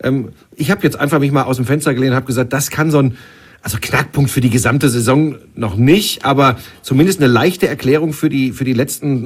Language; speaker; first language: German; native; German